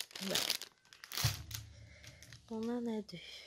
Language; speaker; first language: French; native; French